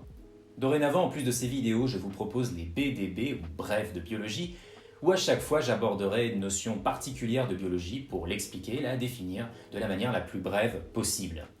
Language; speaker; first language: French; native; French